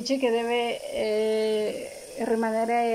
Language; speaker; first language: Italian; non-native, fluent; Spanish